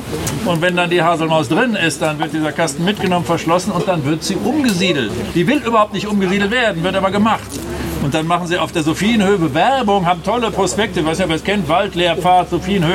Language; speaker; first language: German; native; German